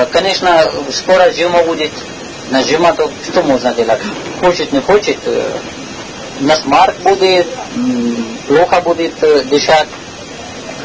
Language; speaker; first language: Russian; non-native, learner; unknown